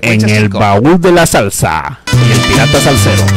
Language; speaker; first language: Spanish; native; Spanish